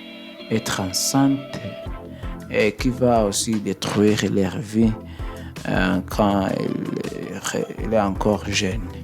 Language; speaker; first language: French; non-native, learner; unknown